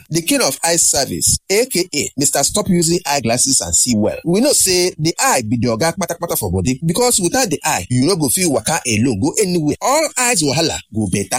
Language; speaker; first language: Nigerian Pidgin; native; Nigerian Pidgin